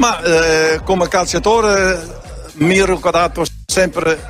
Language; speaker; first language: Italian; non-native, learner; Dutch